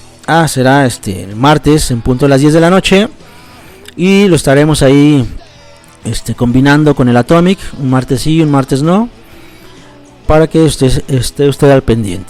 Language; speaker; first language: Spanish; native; Spanish